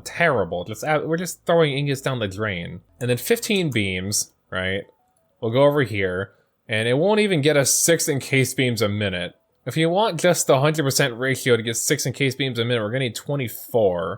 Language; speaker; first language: English; native; English